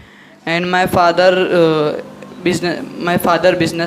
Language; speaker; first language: English; non-native, learner; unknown